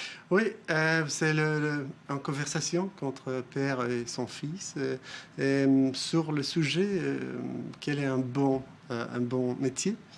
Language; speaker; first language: French; non-native, fluent; Hebrew